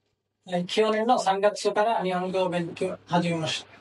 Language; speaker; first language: Japanese; non-native, learner; Bangla